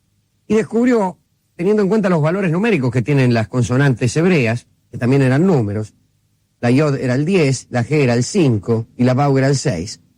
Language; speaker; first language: Spanish; native; Spanish